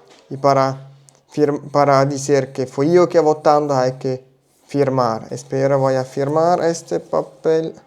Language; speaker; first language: Spanish; non-native, learner; German